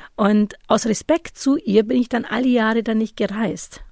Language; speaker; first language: German; native; German